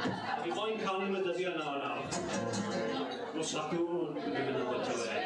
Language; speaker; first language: Welsh; native; Welsh